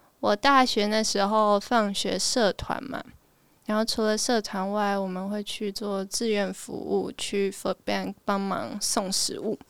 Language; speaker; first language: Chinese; early bilingual, heritage; Chinese